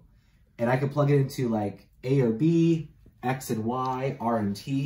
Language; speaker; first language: English; native; English